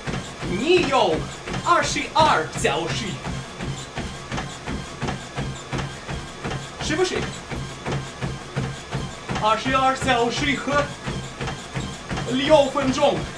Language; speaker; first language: Chinese; non-native, learner; Russian